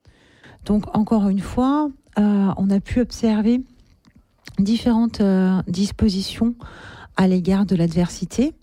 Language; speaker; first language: French; native; French